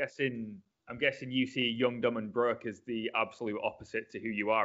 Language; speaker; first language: English; native; English